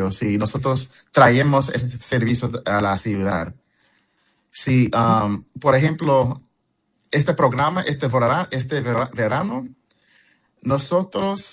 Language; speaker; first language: Spanish; non-native, fluent; English